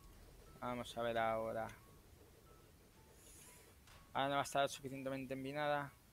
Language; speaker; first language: Spanish; native; Spanish